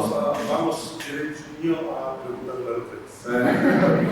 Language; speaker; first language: Portuguese; non-native, fluent; Polish